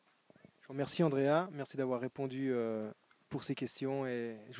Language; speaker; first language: French; native; French